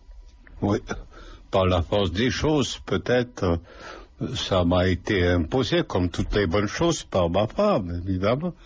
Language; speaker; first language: French; non-native, fluent; Lithuanian